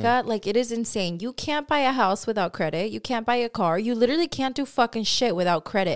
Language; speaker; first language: English; early bilingual, other home language; Spanish